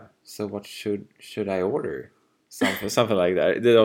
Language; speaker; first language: English; non-native, fluent; Swedish